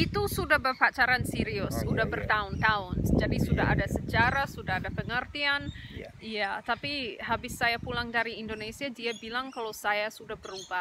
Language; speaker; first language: Indonesian; non-native, fluent; English